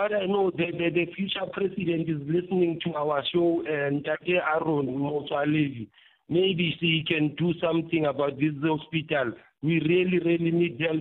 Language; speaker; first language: English; non-native, local second language; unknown